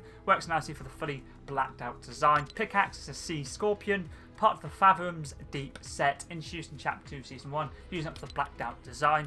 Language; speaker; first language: English; native; English